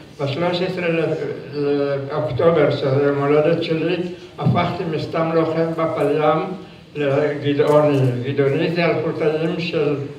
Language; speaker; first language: Hebrew; early bilingual, other home language; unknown